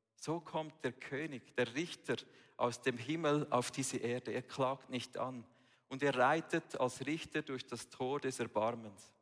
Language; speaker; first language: German; native; German